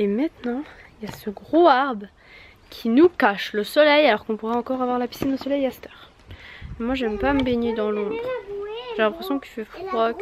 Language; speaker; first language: French; native; French